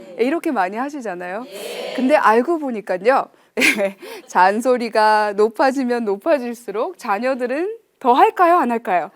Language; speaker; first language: Korean; early bilingual, heritage; Korean